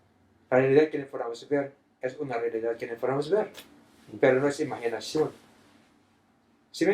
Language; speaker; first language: Spanish; non-native, fluent; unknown